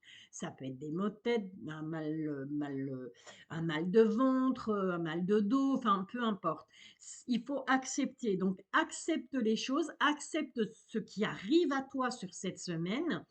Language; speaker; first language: French; native; French